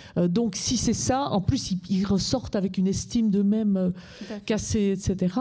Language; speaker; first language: French; native; French